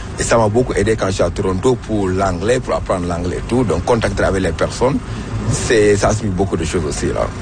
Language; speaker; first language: French; non-native, local second language; Wolof